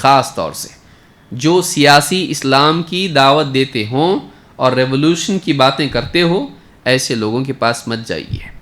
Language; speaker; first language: Urdu; native; Urdu